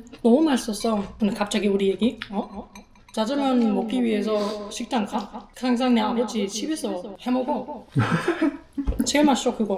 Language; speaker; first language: Korean; non-native, learner; German